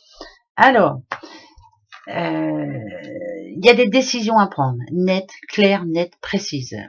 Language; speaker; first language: French; native; French